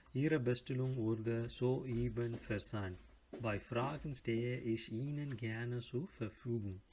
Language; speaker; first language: German; non-native, learner; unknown